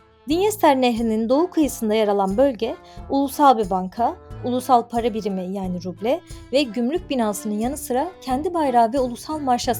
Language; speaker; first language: Turkish; native; Turkish